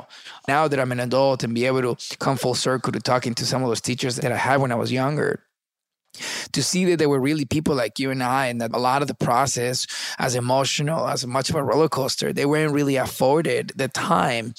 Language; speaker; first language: English; early bilingual, other home language; Spanish